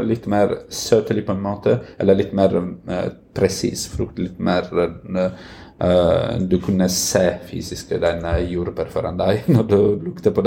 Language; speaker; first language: Norwegian; non-native, fluent; Italian